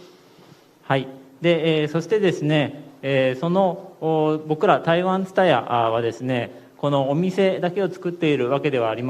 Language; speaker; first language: Japanese; native; Japanese